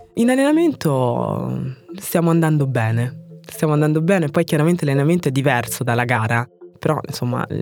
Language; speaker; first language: Italian; early bilingual, other home language; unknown